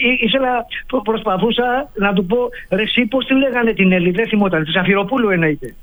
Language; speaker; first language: Greek; native; Greek